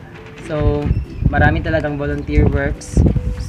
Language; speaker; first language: English; non-native, local second language; Cebuano